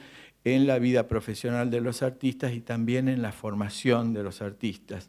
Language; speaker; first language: Spanish; native; Spanish